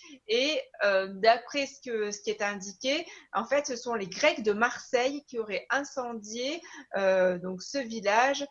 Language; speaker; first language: French; native; French